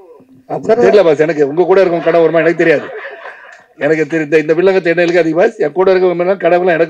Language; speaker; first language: Tamil; native; Tamil